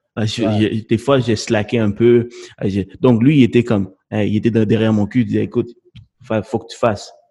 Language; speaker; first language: French; native; French